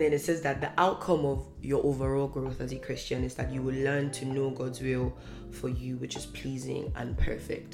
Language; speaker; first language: English; non-native, local second language; Hausa